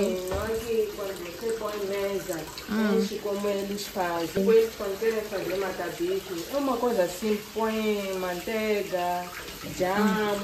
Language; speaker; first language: Portuguese; non-native, local second language; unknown